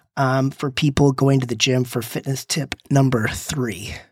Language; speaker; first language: English; native; English